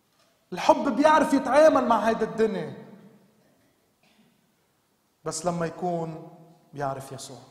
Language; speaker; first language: Arabic; native; Arabic